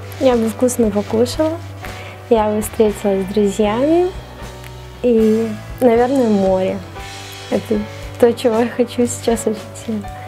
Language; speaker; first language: Russian; native; Russian